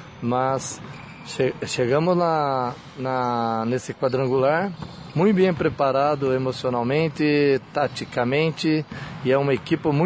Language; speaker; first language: Portuguese; non-native, learner; Spanish